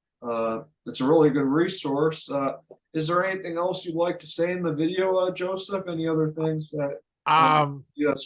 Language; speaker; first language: English; native; English